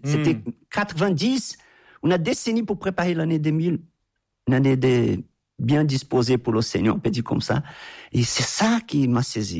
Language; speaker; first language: French; non-native, fluent; Portuguese